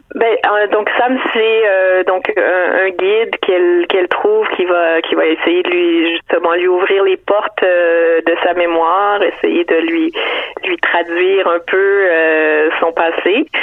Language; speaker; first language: French; native; French